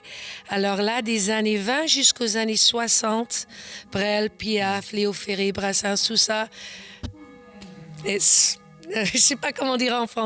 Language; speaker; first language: French; non-native, fluent; English